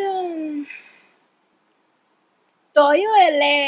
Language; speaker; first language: Korean; non-native, learner; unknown